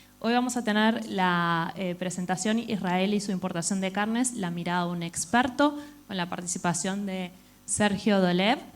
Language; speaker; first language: Spanish; native; Spanish